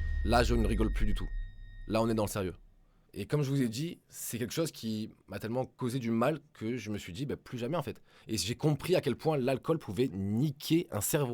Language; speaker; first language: French; native; French